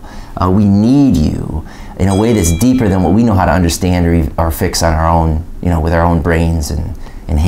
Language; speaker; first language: English; native; English